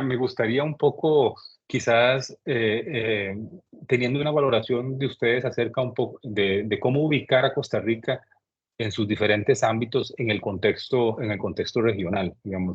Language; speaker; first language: Spanish; native; Spanish